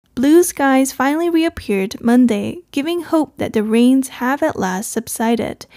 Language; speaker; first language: English; non-native, fluent; Chinese